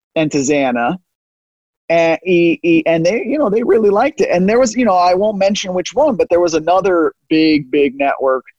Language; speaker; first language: English; early bilingual, other home language; Spanish